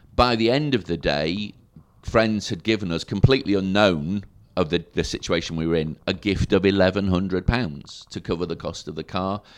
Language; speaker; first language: English; native; English